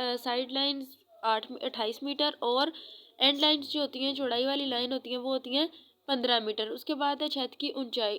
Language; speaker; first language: Urdu; non-native, local second language; Punjabi